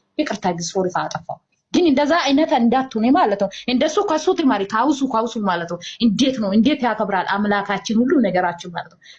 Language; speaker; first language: Amharic; non-native, local second language; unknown